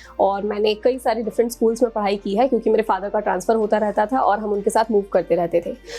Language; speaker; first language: Hindi; native; Hindi